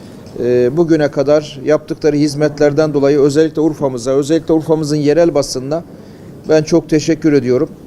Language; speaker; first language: Turkish; native; Turkish